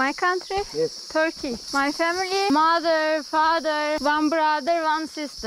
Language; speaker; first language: English; non-native, learner; Turkish